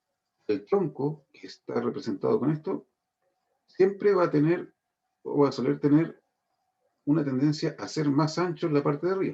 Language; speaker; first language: Spanish; native; Spanish